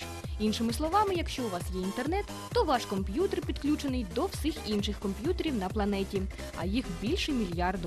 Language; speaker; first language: Ukrainian; native; Ukrainian